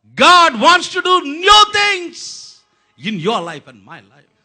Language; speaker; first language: English; non-native, local second language; Tamil